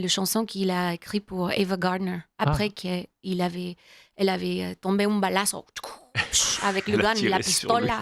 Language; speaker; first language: French; non-native, learner; English